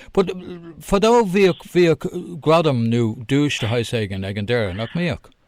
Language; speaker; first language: Irish; non-native, local second language; English